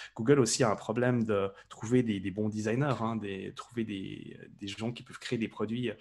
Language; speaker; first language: French; native; French